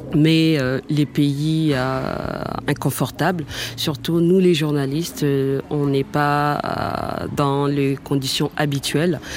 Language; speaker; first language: French; non-native, local second language; Swahili